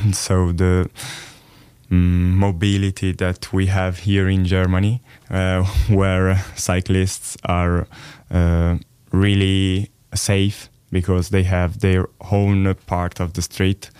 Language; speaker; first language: English; non-native, learner; Italian